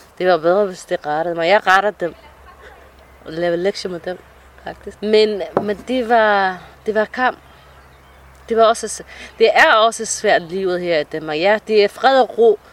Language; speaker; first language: Danish; non-native, fluent; Somali